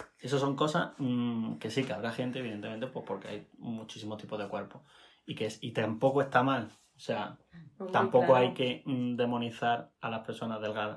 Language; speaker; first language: Spanish; native; Spanish